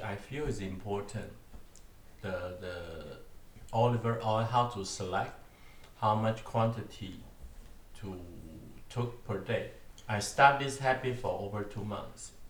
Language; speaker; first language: English; non-native, learner; Chinese